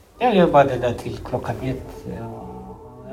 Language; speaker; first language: Swedish; non-native, learner; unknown